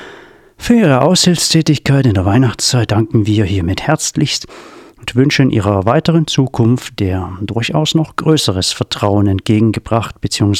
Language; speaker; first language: German; native; German